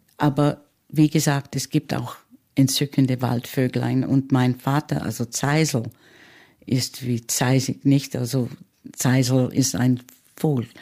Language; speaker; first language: German; early bilingual, heritage; German